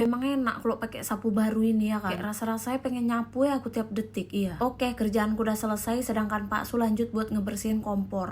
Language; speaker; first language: Indonesian; native; Indonesian